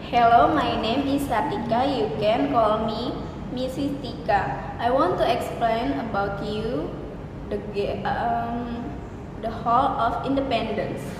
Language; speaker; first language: English; non-native, learner; Indonesian